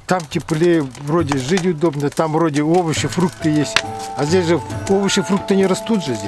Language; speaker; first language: Russian; native; Russian